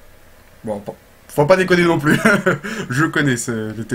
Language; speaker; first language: French; native; French